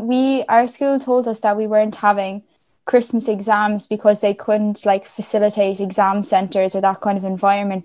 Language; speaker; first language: English; native; English